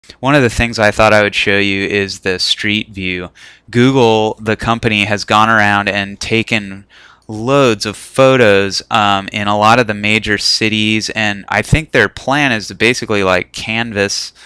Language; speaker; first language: English; native; English